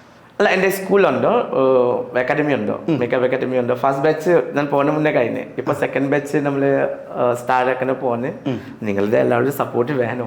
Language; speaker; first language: Malayalam; non-native, learner; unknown